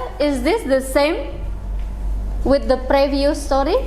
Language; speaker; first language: English; non-native, fluent; Indonesian